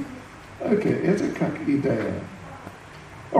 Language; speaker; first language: Russian; non-native, learner; English